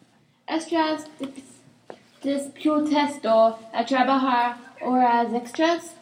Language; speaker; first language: Spanish; non-native, learner; English